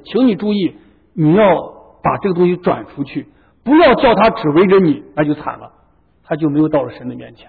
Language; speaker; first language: Chinese; native; Chinese